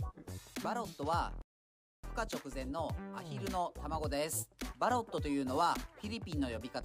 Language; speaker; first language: Japanese; native; Japanese